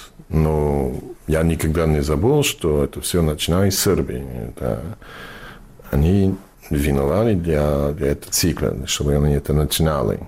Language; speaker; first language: Russian; non-native, learner; English